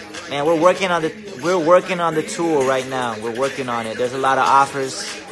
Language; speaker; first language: English; early bilingual, other home language; Korean